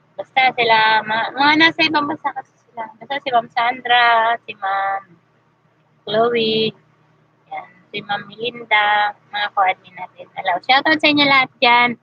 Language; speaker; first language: Filipino; non-native, local second language; Masbatenyo